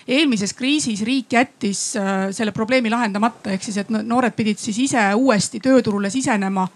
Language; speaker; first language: Estonian; native; Estonian